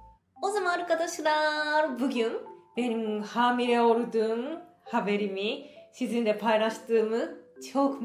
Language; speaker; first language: Turkish; non-native, fluent; Japanese